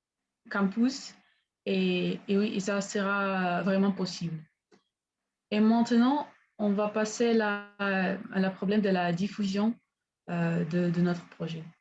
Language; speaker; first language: French; non-native, learner; Spanish